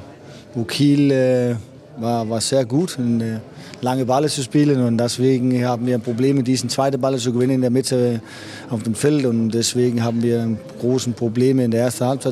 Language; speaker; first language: German; non-native, fluent; Danish